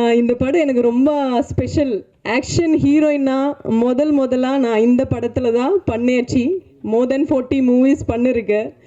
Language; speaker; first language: Tamil; non-native, learner; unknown